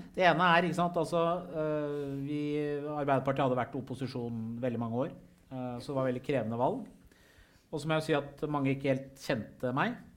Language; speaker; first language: Norwegian; early bilingual, other home language; Persian